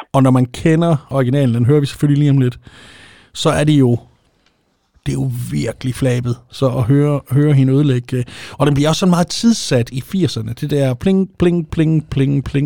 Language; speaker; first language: Danish; native; Danish